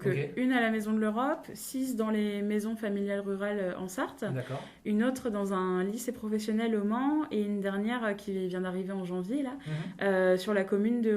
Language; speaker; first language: French; native; French